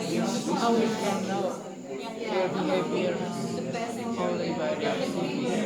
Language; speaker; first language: English; non-native, learner; Indonesian